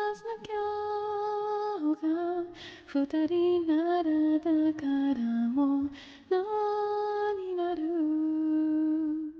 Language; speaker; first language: Japanese; non-native, learner; English